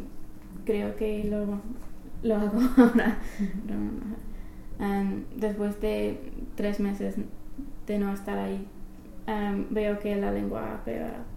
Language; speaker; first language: Spanish; non-native, fluent; English